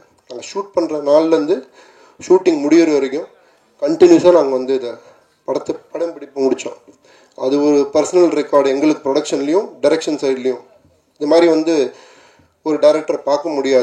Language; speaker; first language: Tamil; native; Tamil